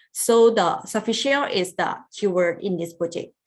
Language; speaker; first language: English; non-native, learner; Lao